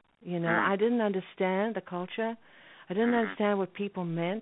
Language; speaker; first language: English; native; English